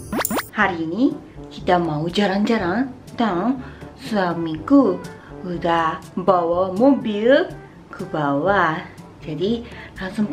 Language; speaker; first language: Indonesian; non-native, learner; Japanese